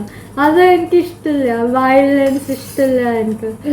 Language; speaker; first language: Malayalam; early bilingual, heritage; Malayalam